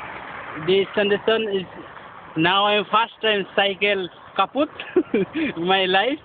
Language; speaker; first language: English; non-native, learner; Bangla